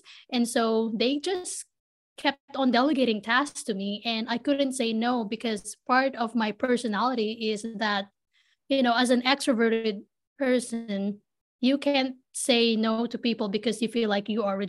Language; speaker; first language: English; non-native, local second language; Filipino